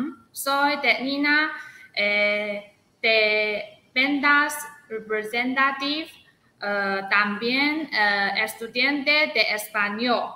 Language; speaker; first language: Spanish; non-native, learner; Chinese